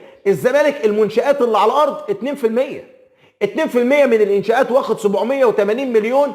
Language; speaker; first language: Arabic; native; Arabic